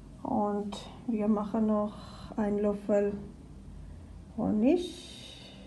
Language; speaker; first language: German; non-native, learner; Urdu